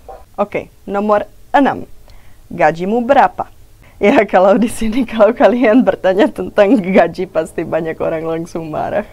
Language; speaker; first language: Indonesian; non-native, fluent; Czech